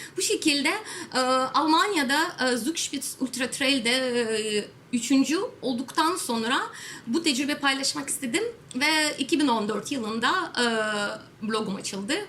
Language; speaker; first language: Turkish; non-native, fluent; Russian